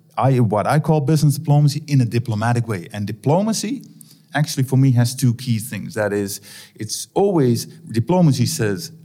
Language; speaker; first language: English; non-native, fluent; Dutch